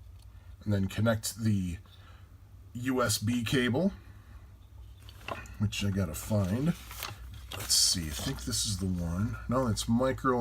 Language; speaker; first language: English; native; English